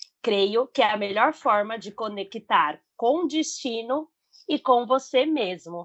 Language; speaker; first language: Portuguese; non-native, learner; Spanish